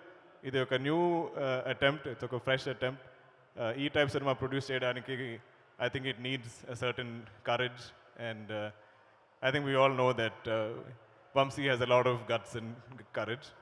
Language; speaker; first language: Telugu; non-native, local second language; Malayalam